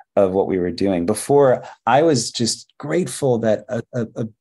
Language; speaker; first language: English; early bilingual, other home language; Hebrew